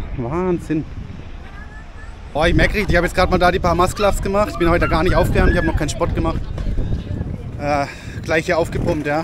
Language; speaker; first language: German; native; German